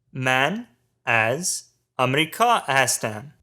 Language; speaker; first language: Persian; non-native, learner; English